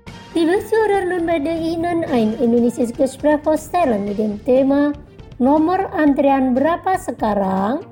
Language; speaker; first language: German; non-native, fluent; Indonesian